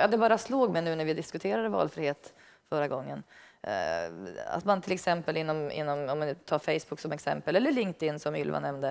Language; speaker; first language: Swedish; native; Swedish